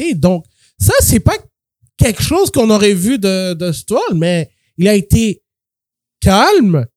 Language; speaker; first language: French; native; French